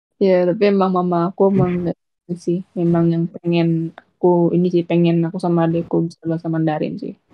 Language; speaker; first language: Indonesian; native; Indonesian